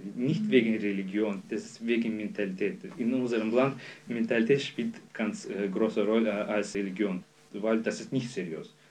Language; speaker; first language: German; non-native, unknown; Azerbaijani